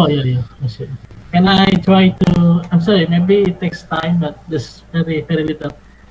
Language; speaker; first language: English; non-native, fluent; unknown